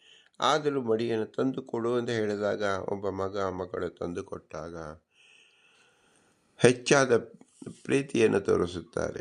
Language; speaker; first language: Kannada; native; Kannada